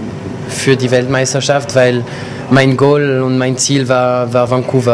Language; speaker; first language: German; non-native, local second language; French